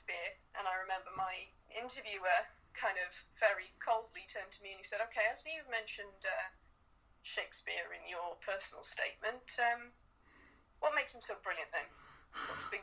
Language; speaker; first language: English; native; English